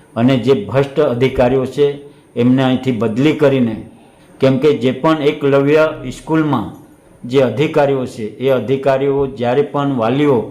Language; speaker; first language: Gujarati; non-native, local second language; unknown